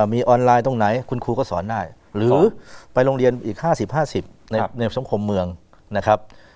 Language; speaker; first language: Thai; native; Thai